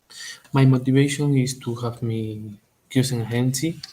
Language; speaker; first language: English; non-native, learner; Spanish